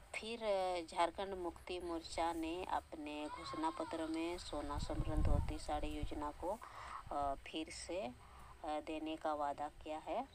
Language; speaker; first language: Hindi; non-native, local second language; Santali